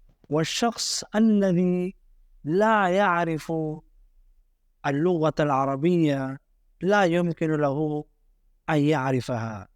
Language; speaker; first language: Arabic; non-native, fluent; Urdu